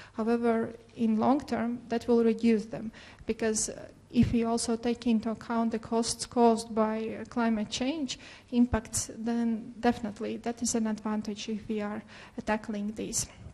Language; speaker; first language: English; non-native, fluent; Latvian